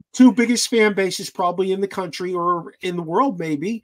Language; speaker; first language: English; native; English